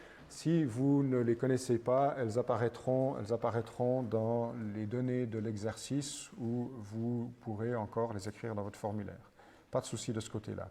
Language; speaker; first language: French; native; French